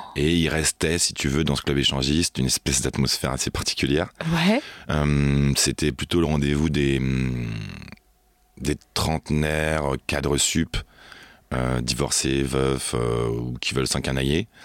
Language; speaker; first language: French; native; French